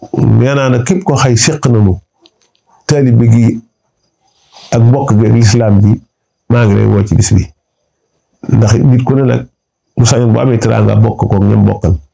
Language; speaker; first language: Wolof; native; Wolof